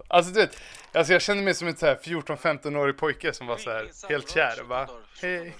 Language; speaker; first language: Swedish; native; Swedish